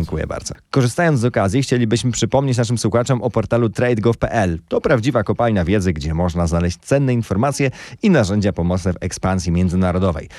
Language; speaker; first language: Polish; native; Polish